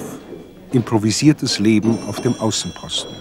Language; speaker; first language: German; native; German